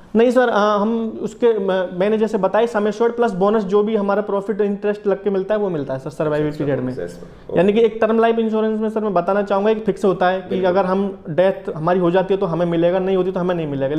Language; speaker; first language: Hindi; native; Hindi